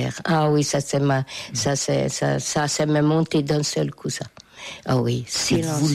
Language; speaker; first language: French; non-native, fluent; Hungarian